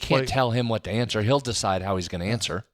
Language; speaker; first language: English; native; English